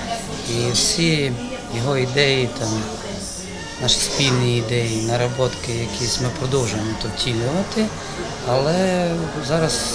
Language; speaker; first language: Ukrainian; native; Ukrainian